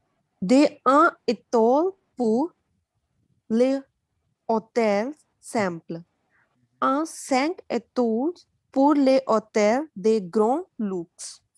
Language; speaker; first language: French; non-native, learner; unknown